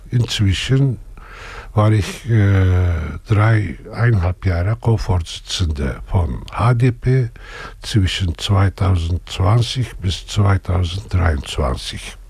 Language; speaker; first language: German; non-native, fluent; Turkish